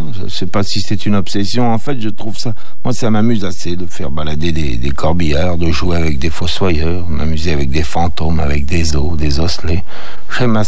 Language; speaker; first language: French; native; French